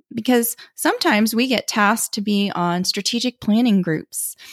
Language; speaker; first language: English; early bilingual, other home language; German